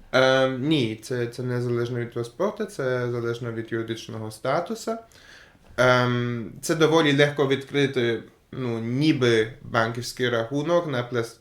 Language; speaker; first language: Ukrainian; non-native, fluent; German